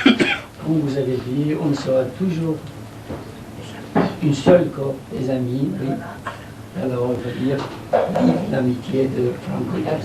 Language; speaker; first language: French; non-native, learner; Persian